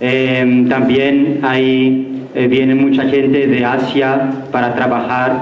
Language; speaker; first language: Spanish; non-native, fluent; Greek